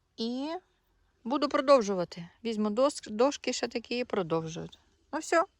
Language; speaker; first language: Ukrainian; non-native, local second language; Russian